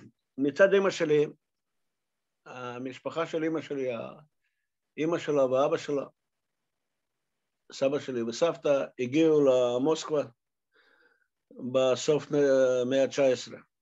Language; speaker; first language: Hebrew; non-native, fluent; Russian